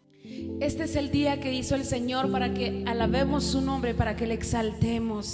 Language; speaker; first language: Spanish; native; Spanish